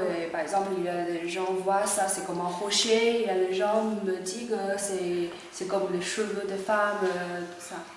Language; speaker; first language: French; non-native, fluent; Chinese